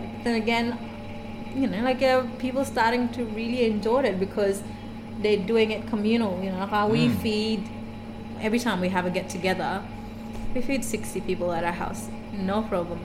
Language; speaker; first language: English; non-native, fluent; Indonesian